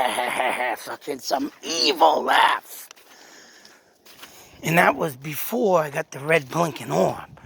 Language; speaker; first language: English; native; English